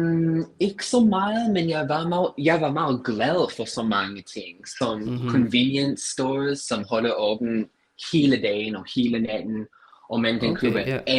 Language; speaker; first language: Danish; non-native, fluent; English